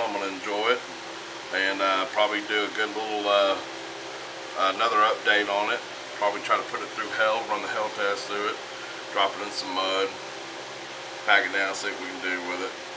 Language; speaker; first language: English; native; English